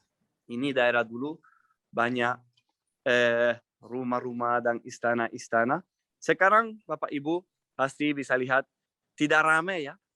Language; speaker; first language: Indonesian; non-native, fluent; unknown